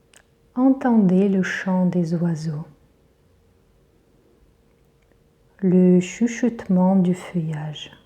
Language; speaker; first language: French; native; French